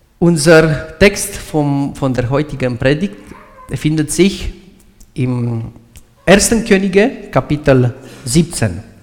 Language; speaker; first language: German; non-native, fluent; Romanian